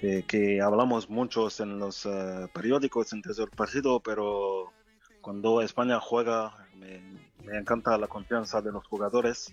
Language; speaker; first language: Spanish; non-native, fluent; French